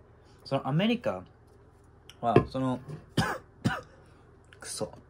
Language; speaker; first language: Japanese; non-native, fluent; English